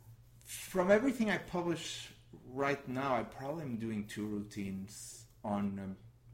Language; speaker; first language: English; non-native, fluent; Portuguese